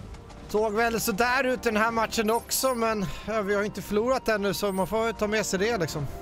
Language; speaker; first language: Swedish; native; Swedish